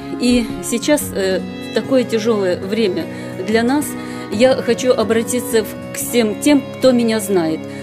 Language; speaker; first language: Russian; native; Russian